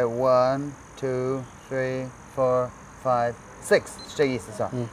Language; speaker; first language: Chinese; non-native, fluent; English